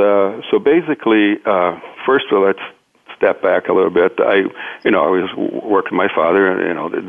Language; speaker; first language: English; non-native, fluent; Portuguese